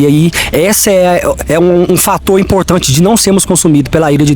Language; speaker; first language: Portuguese; native; Portuguese